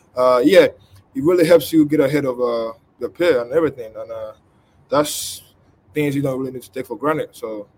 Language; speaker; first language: English; non-native, local second language; Igbo